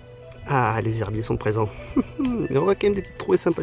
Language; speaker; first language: French; native; French